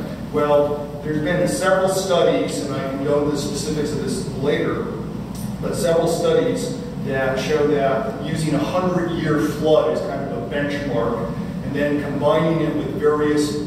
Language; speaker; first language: English; native; English